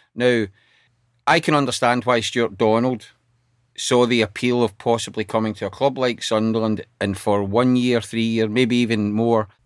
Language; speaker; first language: English; native; English